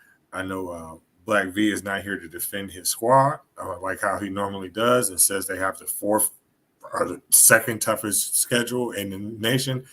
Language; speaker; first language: English; native; English